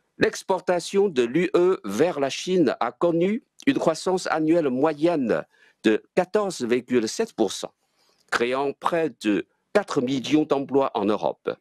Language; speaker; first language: French; non-native, fluent; Chinese